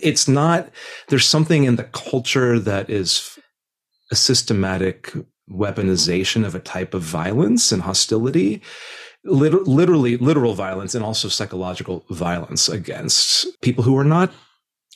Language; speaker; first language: English; native; English